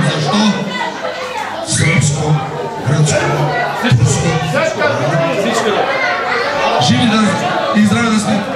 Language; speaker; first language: Bulgarian; non-native, local second language; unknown